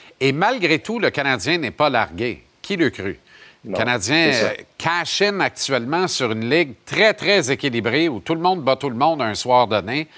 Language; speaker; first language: French; native; French